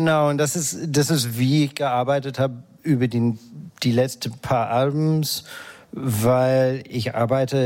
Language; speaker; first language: German; non-native, fluent; English